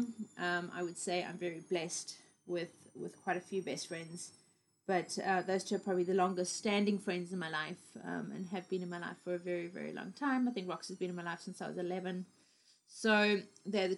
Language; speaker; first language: English; native; English